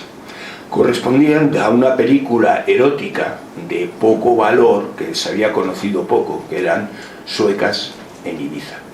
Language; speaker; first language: Spanish; native; Spanish